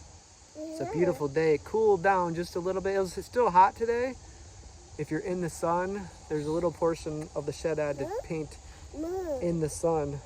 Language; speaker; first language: English; native; English